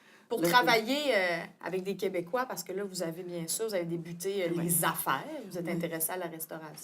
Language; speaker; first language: French; native; French